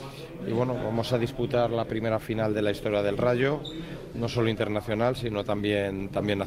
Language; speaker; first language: Spanish; native; Spanish